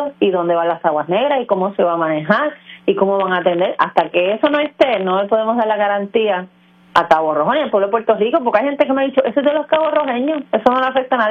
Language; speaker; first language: Spanish; native; Spanish